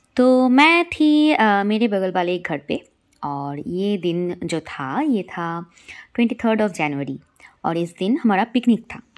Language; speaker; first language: Hindi; non-native, local second language; Bangla